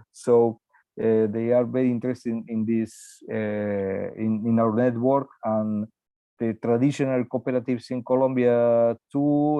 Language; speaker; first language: English; non-native, learner; Spanish